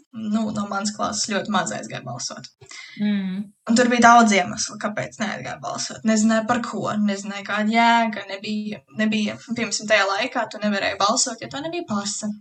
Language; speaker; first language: Latvian; early bilingual, heritage; Latvian